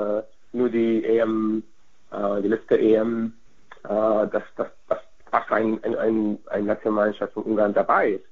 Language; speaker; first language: German; non-native, fluent; Hungarian